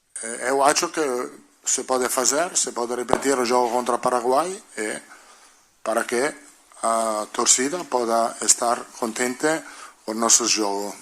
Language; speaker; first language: Portuguese; non-native, learner; Italian